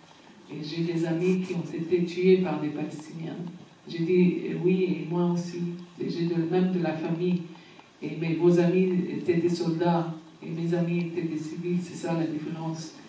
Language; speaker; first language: French; non-native, fluent; Arabic